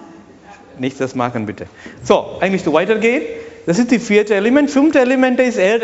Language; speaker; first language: German; non-native, learner; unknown